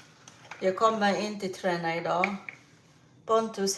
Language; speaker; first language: Swedish; non-native, fluent; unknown